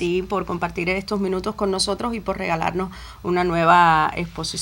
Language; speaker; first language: Spanish; native; Spanish